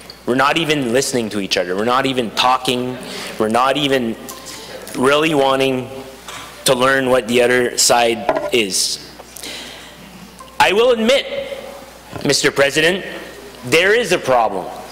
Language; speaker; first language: English; non-native, local second language; French